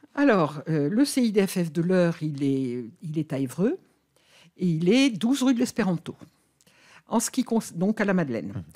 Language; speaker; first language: French; native; French